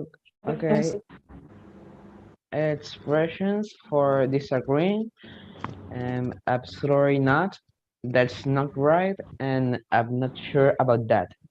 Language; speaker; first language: English; non-native, learner; Spanish